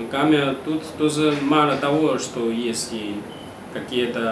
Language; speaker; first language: Russian; non-native, learner; Chinese